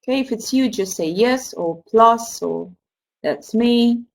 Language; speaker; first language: English; non-native, fluent; Russian